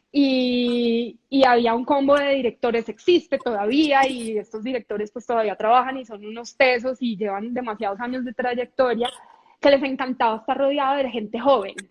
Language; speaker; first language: Spanish; native; Spanish